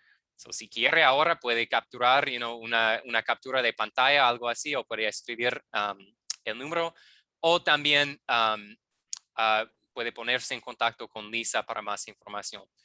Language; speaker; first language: Spanish; non-native, fluent; English